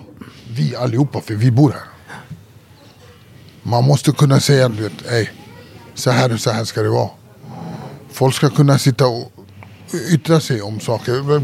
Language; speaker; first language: Swedish; early bilingual, other home language; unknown